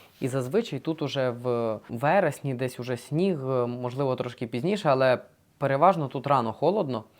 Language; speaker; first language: Ukrainian; non-native, local second language; Russian